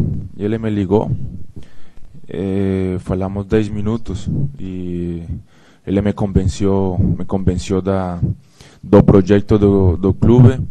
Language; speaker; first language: Portuguese; non-native, fluent; Spanish